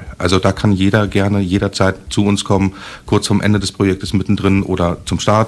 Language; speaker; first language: German; native; German